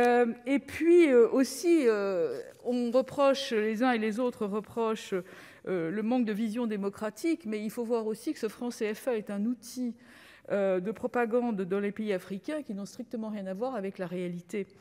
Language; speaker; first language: French; native; French